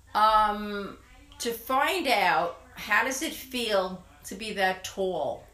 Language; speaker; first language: English; native; English